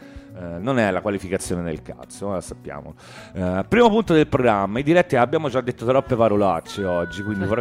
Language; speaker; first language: Italian; native; Italian